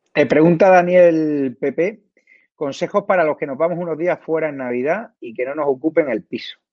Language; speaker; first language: Spanish; native; Spanish